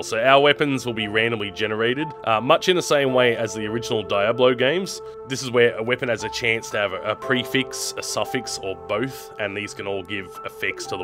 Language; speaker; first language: English; native; English